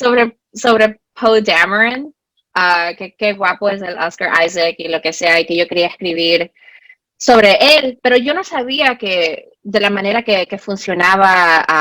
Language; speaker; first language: Spanish; early bilingual, heritage; Spanish